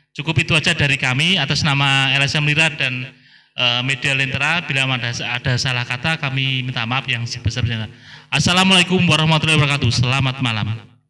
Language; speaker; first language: Indonesian; non-native, local second language; Javanese